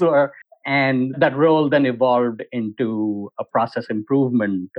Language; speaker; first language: English; non-native, local second language; Hindi